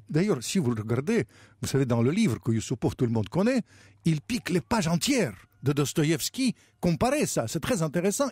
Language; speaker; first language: French; non-native, fluent; Russian